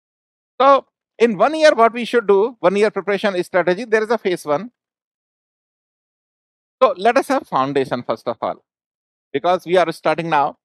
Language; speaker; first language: English; non-native, local second language; Hindi